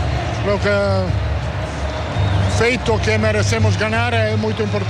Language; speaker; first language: Portuguese; non-native, learner; Italian